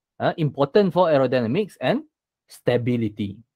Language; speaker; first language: English; non-native, local second language; Malay